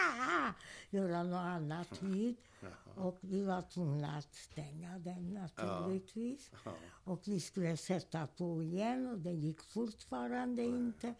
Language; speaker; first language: Swedish; non-native, fluent; Hungarian